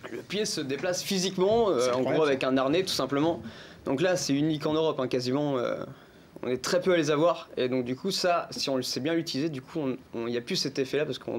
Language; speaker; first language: French; native; French